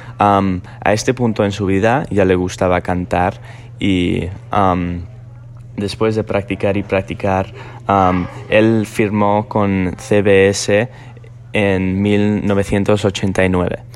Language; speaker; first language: Spanish; non-native, learner; English